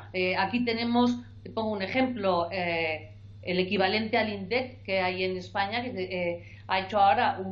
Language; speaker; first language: Spanish; native; Spanish